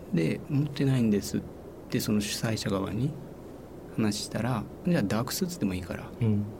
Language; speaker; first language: Japanese; native; Japanese